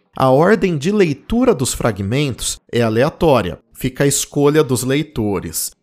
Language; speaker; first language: Portuguese; native; Portuguese